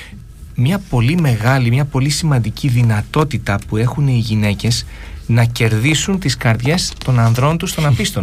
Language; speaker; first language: Greek; native; Greek